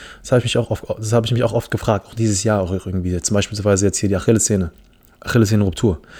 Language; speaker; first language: German; early bilingual, other home language; English